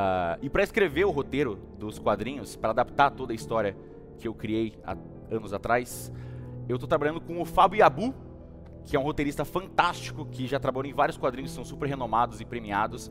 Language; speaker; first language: Portuguese; native; Portuguese